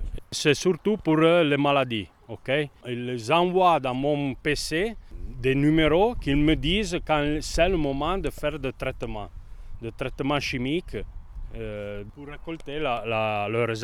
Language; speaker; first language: French; non-native, local second language; Italian